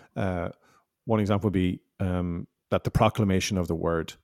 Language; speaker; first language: English; native; English